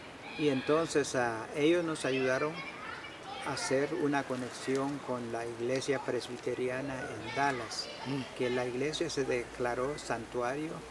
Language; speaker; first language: Spanish; non-native, local second language; Kʼicheʼ